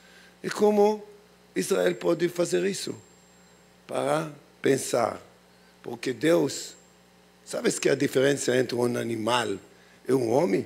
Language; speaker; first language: Portuguese; non-native, learner; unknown